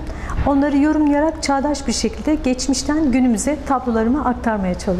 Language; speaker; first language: Turkish; native; Turkish